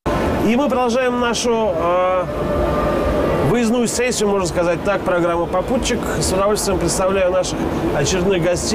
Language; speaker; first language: Russian; native; Russian